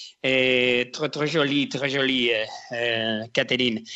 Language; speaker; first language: French; non-native, learner; Spanish